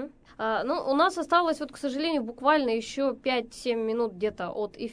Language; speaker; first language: Russian; native; Russian